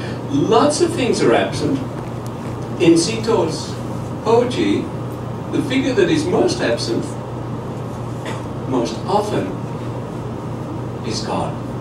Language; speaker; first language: English; native; English